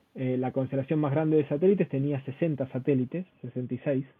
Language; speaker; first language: Spanish; native; Spanish